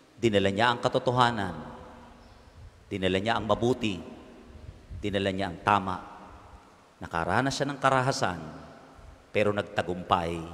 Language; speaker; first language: Filipino; native; Filipino